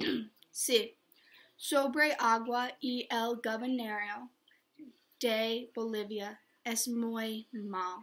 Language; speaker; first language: Spanish; non-native, learner; English